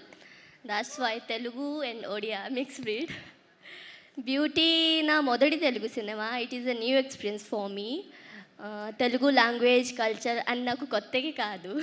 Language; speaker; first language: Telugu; early bilingual, heritage; Telugu